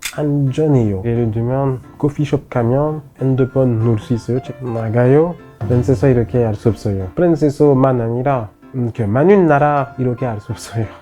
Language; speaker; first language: Korean; non-native, learner; French